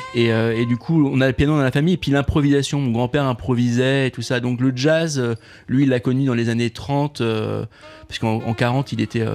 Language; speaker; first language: French; native; French